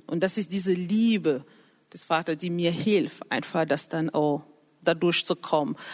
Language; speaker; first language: German; non-native, fluent; French